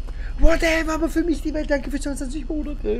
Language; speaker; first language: German; native; German